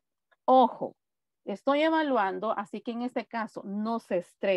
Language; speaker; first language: Spanish; native; Spanish